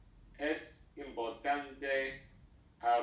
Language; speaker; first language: Spanish; non-native, learner; English